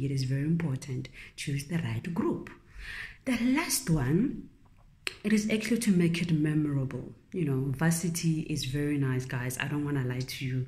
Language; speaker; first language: English; non-native, local second language; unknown